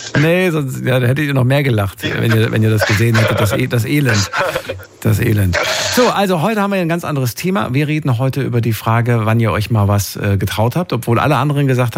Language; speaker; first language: German; native; German